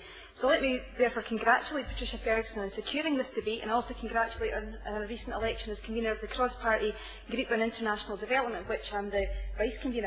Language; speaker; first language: English; native; English